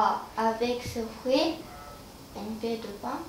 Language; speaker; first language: French; non-native, learner; Korean